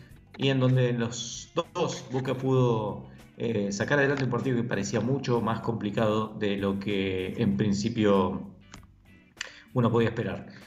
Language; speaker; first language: Spanish; native; Spanish